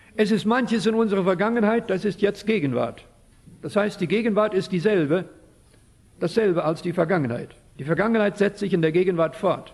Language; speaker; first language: German; early bilingual, heritage; German